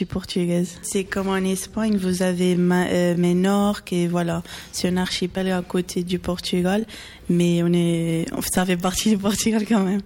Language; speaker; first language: French; early bilingual, other home language; Portuguese